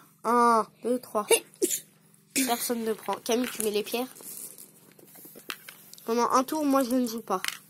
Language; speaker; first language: French; native; French